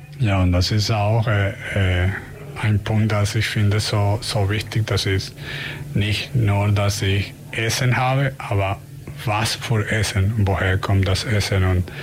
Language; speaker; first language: German; non-native, learner; Spanish